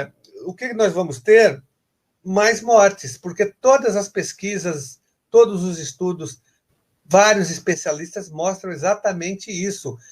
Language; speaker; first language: Portuguese; native; Portuguese